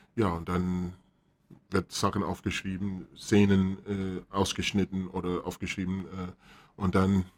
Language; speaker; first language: German; non-native, fluent; English